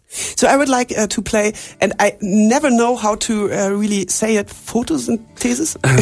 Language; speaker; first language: English; non-native, fluent; German